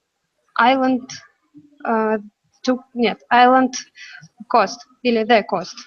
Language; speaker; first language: English; non-native, learner; Russian